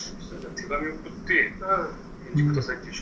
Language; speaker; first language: Japanese; native; Japanese